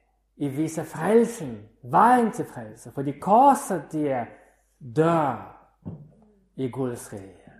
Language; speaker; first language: Danish; non-native, fluent; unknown